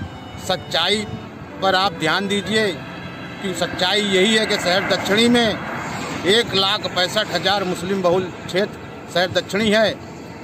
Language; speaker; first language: Hindi; native; Hindi